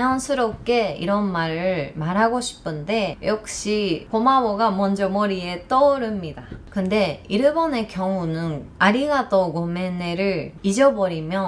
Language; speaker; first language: Korean; non-native, learner; Japanese